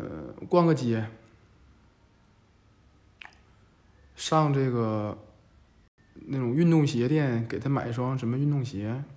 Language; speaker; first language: Chinese; native; Chinese